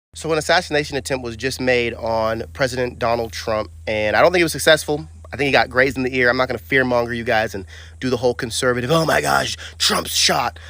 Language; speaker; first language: English; native; English